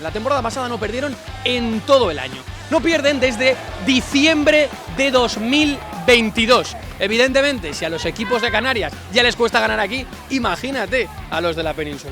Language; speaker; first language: Spanish; native; Spanish